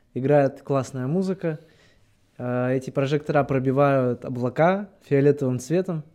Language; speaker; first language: Russian; native; Russian